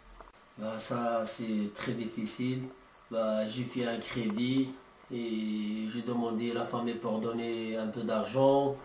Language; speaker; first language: French; non-native, learner; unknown